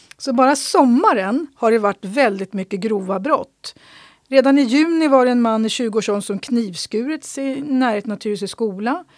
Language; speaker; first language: Swedish; native; Swedish